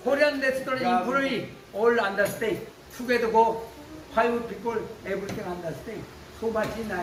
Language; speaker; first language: English; non-native, learner; Korean